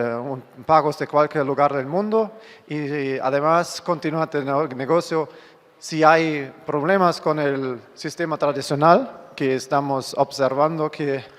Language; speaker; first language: Spanish; non-native, fluent; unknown